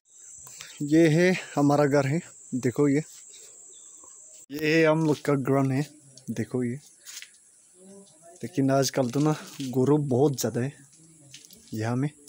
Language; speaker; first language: Hindi; non-native, local second language; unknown